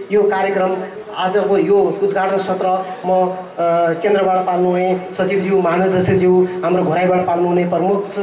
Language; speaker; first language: Nepali; native; Nepali